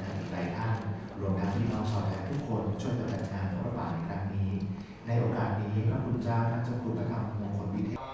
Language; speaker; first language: Thai; native; Thai